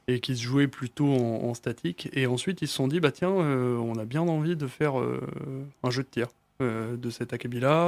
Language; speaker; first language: French; native; French